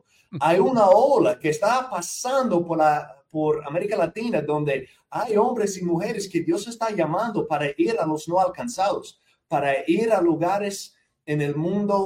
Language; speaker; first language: Spanish; non-native, fluent; English